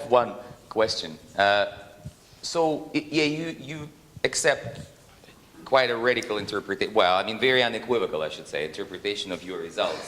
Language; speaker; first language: English; non-native, fluent; Russian